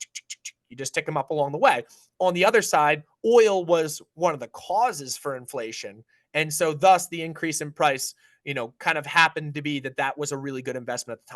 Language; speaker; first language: English; native; English